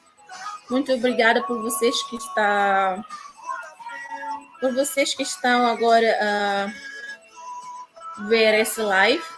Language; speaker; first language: Portuguese; non-native, local second language; Tetum